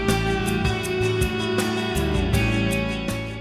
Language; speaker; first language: English; non-native, learner; Korean